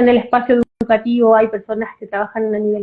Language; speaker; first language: Spanish; native; Spanish